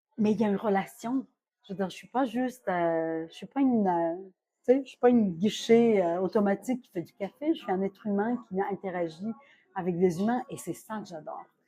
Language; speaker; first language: French; non-native, fluent; Arabic